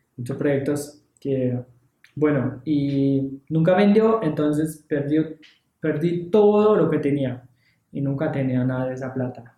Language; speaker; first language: Spanish; non-native, fluent; English